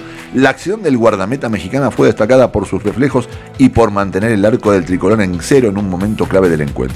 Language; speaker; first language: Spanish; native; Spanish